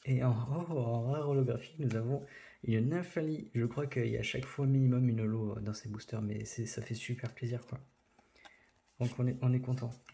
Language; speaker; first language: French; native; French